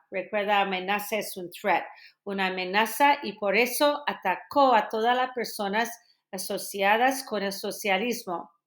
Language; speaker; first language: Spanish; non-native, fluent; English